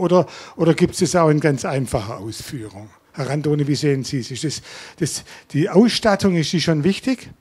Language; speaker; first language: German; native; German